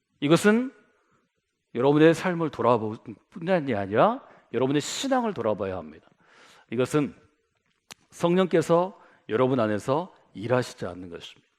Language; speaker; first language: Korean; native; Korean